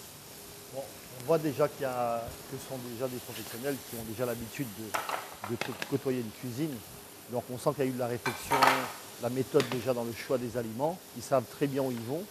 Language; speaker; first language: French; native; French